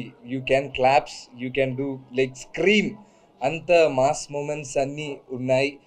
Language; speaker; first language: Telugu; non-native, learner; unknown